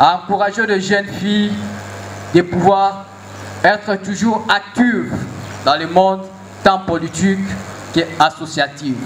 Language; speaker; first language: French; non-native, local second language; Luba-Lulua